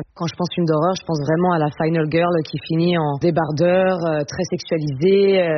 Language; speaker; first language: French; native; French